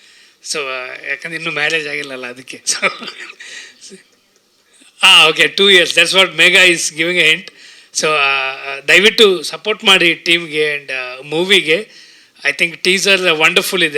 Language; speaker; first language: Kannada; non-native, local second language; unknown